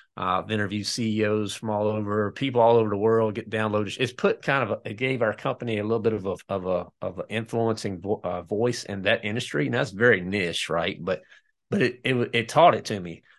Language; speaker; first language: English; native; English